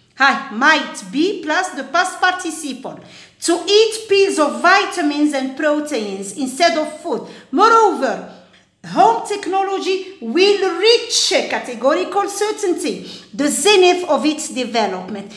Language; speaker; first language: English; non-native, fluent; Arabic